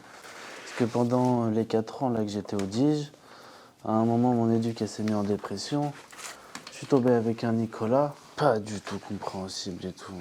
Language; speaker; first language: French; native; French